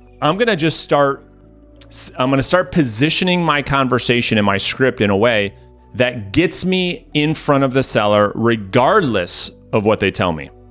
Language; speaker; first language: English; native; English